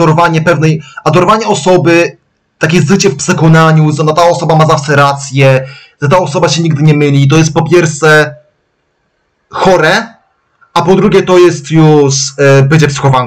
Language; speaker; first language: Polish; native; Polish